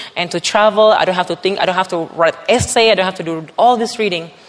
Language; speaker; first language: English; non-native, fluent; Indonesian